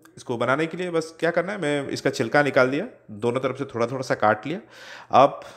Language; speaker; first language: Hindi; non-native, local second language; Odia